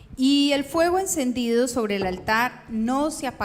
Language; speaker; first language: Spanish; native; Spanish